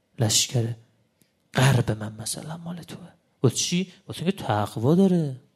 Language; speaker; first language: Persian; native; Persian